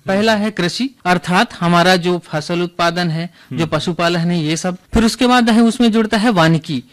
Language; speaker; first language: Hindi; native; Hindi